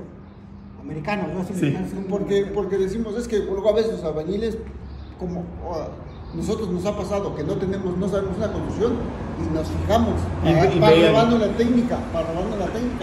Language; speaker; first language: Spanish; native; Spanish